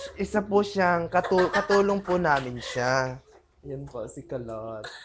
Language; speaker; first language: Filipino; non-native, local second language; Bikol